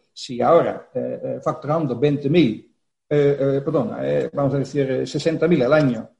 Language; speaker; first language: Spanish; non-native, fluent; Dutch